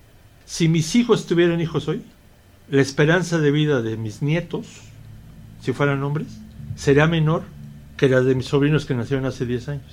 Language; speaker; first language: Spanish; native; Spanish